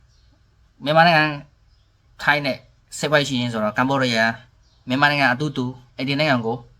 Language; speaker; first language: Burmese; non-native, learner; Khmer